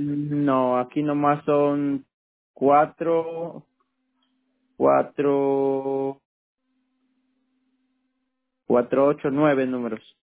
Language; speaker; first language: Spanish; native; Spanish